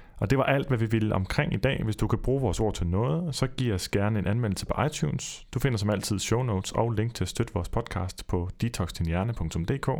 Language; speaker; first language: Danish; native; Danish